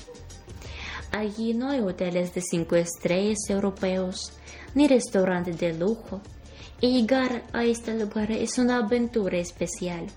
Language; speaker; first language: Spanish; non-native, fluent; Ukrainian